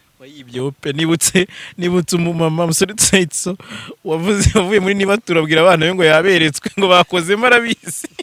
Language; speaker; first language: Kinyarwanda; native; Kinyarwanda